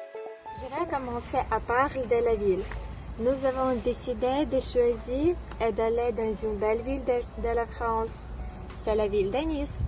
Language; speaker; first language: French; non-native, learner; Ukrainian